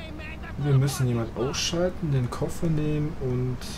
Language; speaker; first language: German; native; German